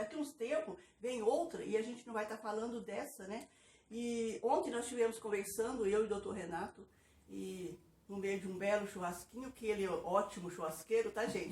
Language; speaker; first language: Portuguese; native; Portuguese